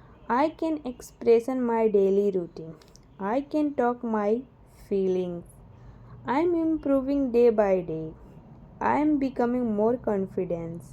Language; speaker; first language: English; non-native, learner; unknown